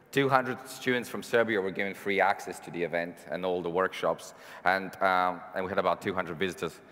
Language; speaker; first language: English; non-native, fluent; Serbian